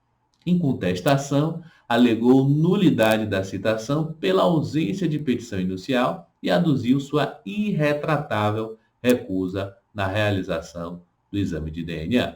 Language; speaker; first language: Portuguese; native; Portuguese